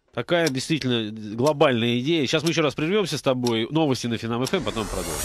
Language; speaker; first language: Russian; native; Russian